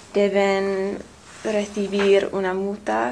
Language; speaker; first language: Spanish; non-native, learner; English